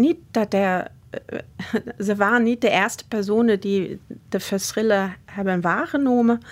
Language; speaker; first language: Dutch; non-native, fluent; German